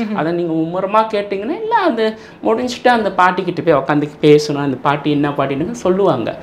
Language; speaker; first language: Tamil; non-native, local second language; Min Nan Chinese